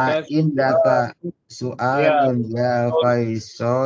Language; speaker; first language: Arabic; non-native, learner; Indonesian